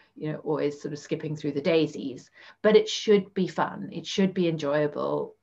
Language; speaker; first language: English; native; English